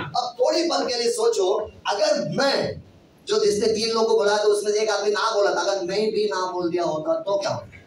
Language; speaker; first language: Hindi; non-native, local second language; Kannada